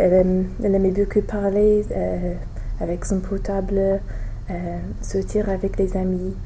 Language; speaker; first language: French; non-native, learner; English